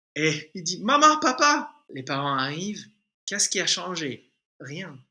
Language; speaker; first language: French; non-native, fluent; English